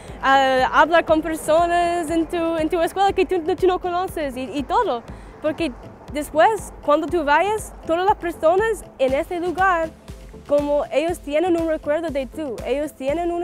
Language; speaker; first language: Spanish; non-native, learner; English